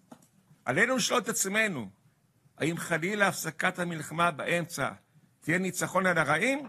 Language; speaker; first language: Hebrew; native; Hebrew